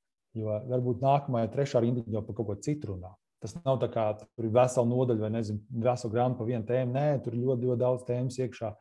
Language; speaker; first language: Latvian; native; Latvian